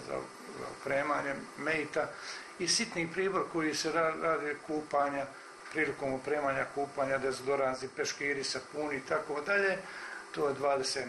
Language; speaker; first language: Croatian; native; Croatian